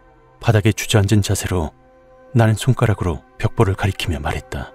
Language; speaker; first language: Korean; native; Korean